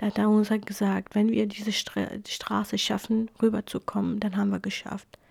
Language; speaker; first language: German; non-native, fluent; Kurdish